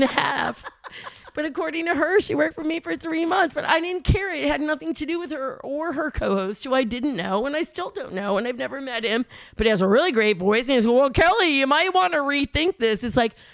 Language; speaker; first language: English; native; English